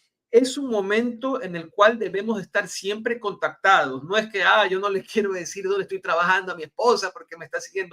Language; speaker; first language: Spanish; native; Spanish